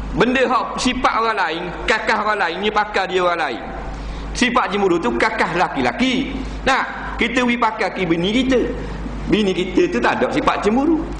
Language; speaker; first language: Malay; native; Malay